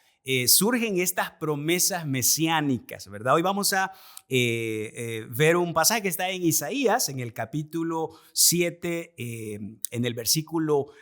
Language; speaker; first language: Spanish; native; Spanish